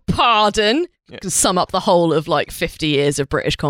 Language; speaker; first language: English; native; English